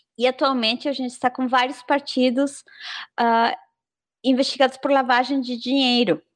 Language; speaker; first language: Portuguese; non-native, fluent; Spanish